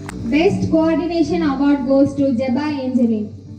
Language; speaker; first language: English; non-native, local second language; Tamil